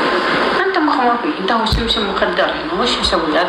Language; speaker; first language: Arabic; non-native, learner; Amharic